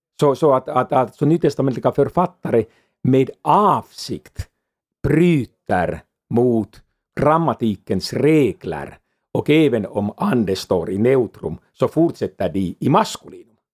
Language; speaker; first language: Swedish; non-native, fluent; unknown